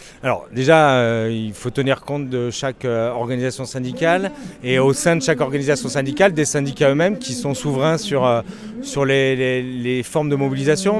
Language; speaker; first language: French; native; French